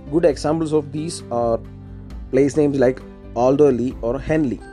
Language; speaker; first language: English; non-native, local second language; Malayalam